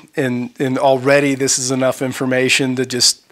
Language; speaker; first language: English; native; English